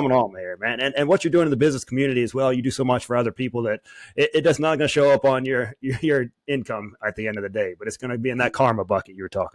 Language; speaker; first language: English; native; English